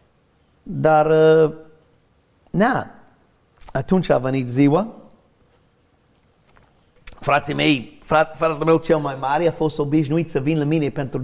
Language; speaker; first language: Romanian; non-native, fluent; English